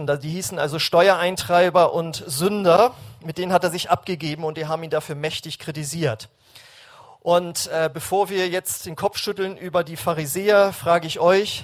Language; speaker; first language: German; native; German